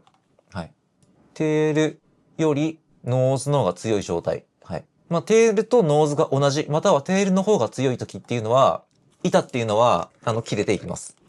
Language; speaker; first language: Japanese; native; Japanese